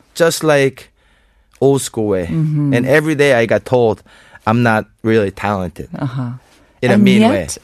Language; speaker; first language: English; non-native, fluent; Korean